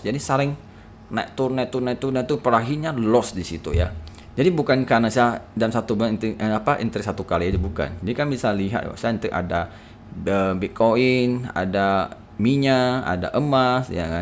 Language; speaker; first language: Indonesian; native; Indonesian